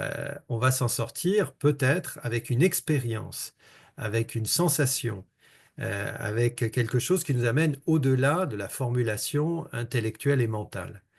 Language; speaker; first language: French; native; French